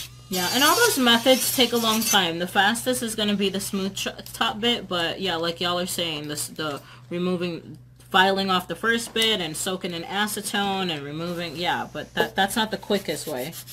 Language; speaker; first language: English; native; English